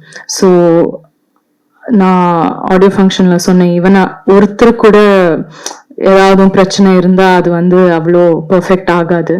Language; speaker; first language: Tamil; non-native, local second language; Malayalam